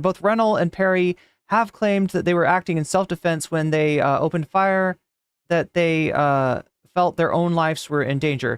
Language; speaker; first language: English; native; English